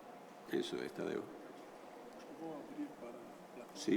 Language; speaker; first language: Spanish; native; Spanish